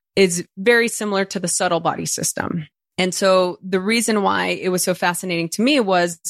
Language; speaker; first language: English; early bilingual, other home language; Spanish